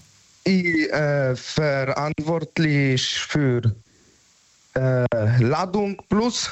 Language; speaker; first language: German; non-native, learner; Polish